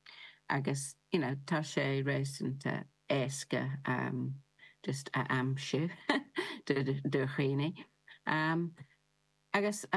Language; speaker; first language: Irish; non-native, learner; English